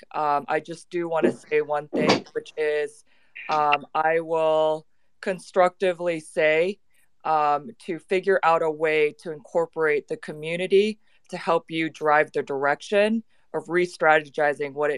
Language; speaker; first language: English; native; English